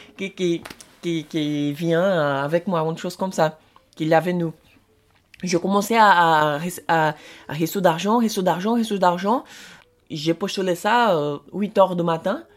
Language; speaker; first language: French; non-native, learner; Portuguese